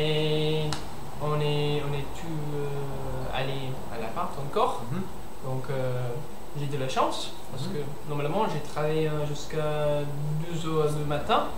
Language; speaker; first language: French; non-native, learner; English